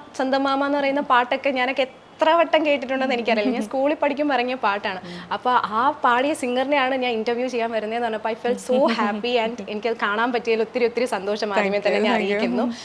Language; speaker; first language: Malayalam; non-native, local second language; Urdu